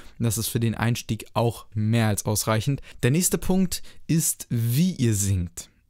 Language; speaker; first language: German; native; German